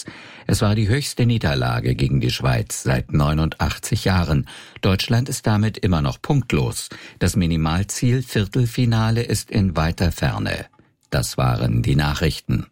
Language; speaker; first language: German; native; German